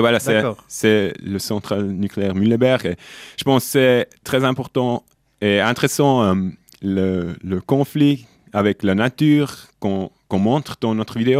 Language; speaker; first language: French; non-native, local second language; German